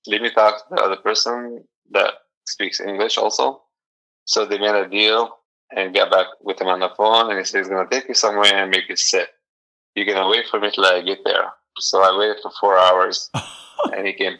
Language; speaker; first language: English; non-native, fluent; Arabic